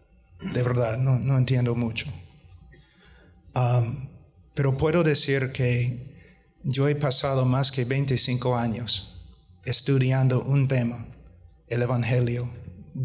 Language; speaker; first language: Spanish; non-native, fluent; English